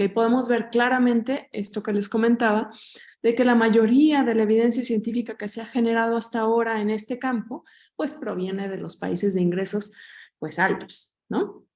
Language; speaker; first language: Spanish; native; Spanish